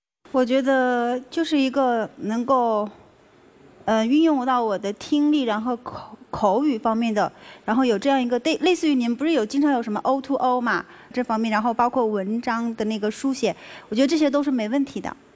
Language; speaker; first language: Chinese; native; Chinese